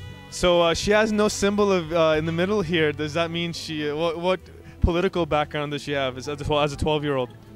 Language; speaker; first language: English; early bilingual, other home language; Persian